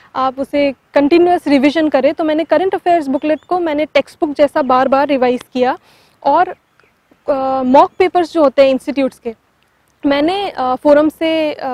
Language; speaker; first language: Hindi; non-native, local second language; Tamil